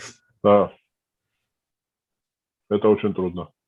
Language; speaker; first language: Russian; non-native, fluent; Georgian